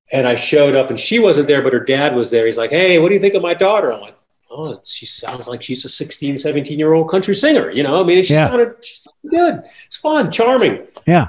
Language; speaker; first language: English; native; English